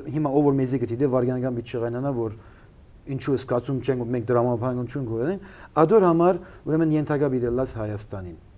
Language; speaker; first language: Armenian; early bilingual, heritage; Armenian